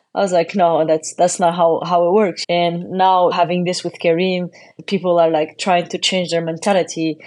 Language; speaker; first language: English; non-native, fluent; Arabic